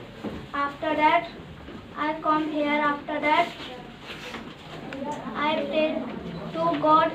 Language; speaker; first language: English; non-native, learner; Hindi